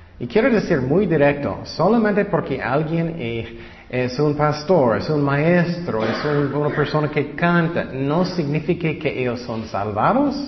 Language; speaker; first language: Spanish; non-native, fluent; English